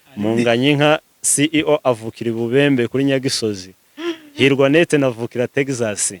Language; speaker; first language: Kinyarwanda; native; Kinyarwanda